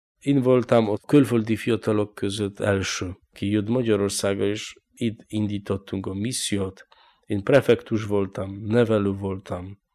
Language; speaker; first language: Hungarian; non-native, learner; Polish